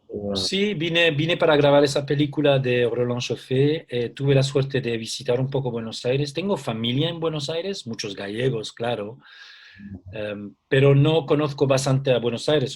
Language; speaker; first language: Spanish; early bilingual, heritage; Spanish